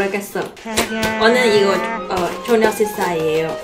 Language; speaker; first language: Korean; non-native, learner; Cantonese